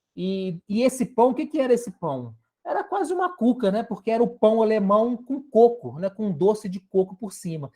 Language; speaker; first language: Portuguese; native; Portuguese